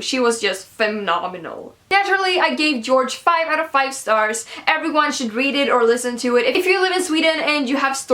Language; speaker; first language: English; non-native, fluent; Swedish